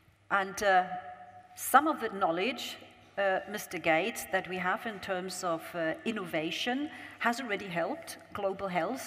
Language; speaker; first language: English; non-native, fluent; German